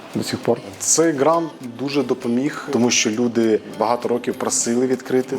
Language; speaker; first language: Ukrainian; native; Ukrainian